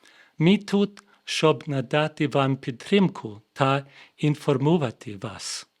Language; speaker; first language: Ukrainian; non-native, fluent; English